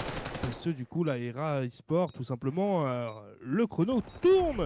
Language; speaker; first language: French; native; French